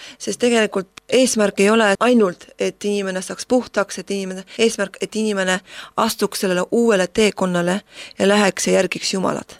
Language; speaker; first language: Estonian; non-native, local second language; Russian